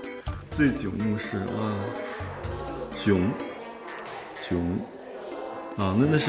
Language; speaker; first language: Chinese; native; Chinese